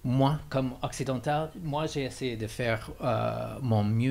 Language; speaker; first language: French; non-native, fluent; English